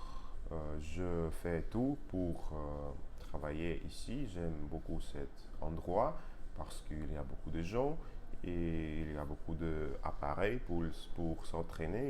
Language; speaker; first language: French; non-native, learner; Russian